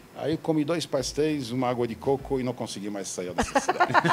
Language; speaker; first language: Portuguese; non-native, fluent; French